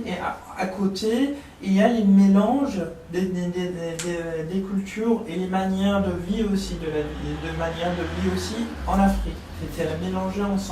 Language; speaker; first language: French; non-native, learner; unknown